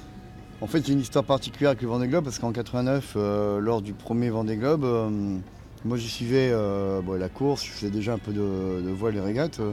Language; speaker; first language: French; native; French